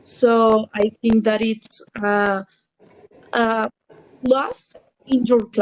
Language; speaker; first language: English; non-native, learner; Spanish